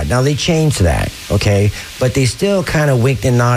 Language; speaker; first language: English; native; English